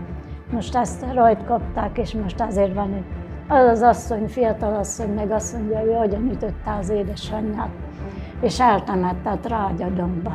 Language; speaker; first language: Hungarian; native; Hungarian